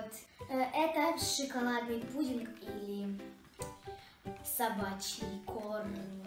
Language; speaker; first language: Russian; native; Russian